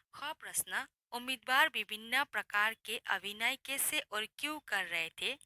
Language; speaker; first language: Hindi; non-native, local second language; Assamese